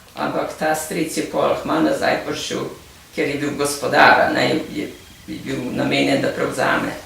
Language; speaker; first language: Slovenian; native; Slovenian